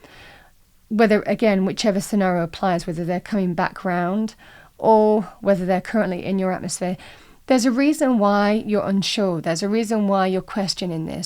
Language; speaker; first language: English; native; English